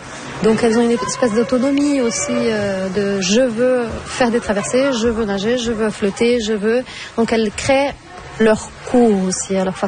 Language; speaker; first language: French; non-native, fluent; Portuguese